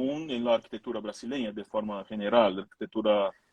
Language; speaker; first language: Spanish; non-native, fluent; Portuguese